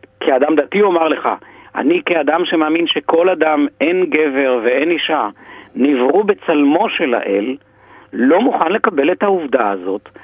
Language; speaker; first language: Hebrew; native; Hebrew